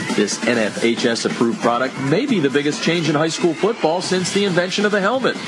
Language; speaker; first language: English; native; English